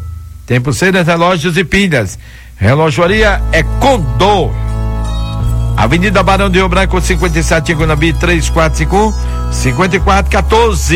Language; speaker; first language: Portuguese; native; Portuguese